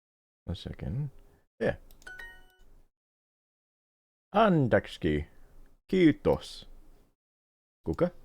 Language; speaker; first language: Finnish; non-native, learner; English